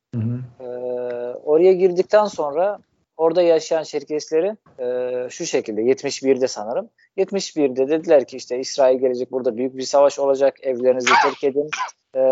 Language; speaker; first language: Turkish; non-native, fluent; Arabic